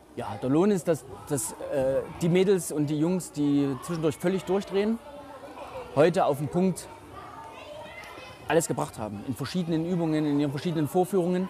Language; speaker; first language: German; native; German